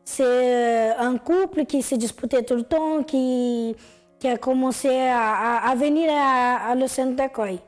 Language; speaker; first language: French; non-native, learner; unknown